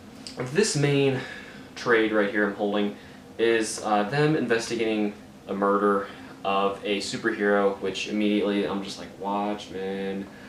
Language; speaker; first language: English; native; English